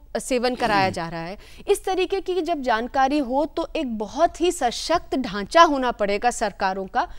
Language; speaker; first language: Hindi; native; Hindi